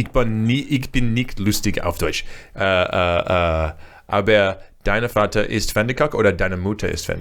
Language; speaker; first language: German; non-native, learner; English